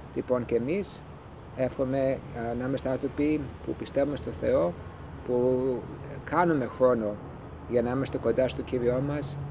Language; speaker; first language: Greek; early bilingual, heritage; Greek